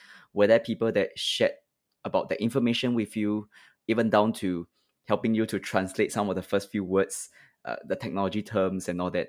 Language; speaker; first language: English; native; English